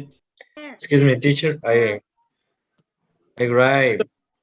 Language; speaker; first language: English; non-native, learner; Spanish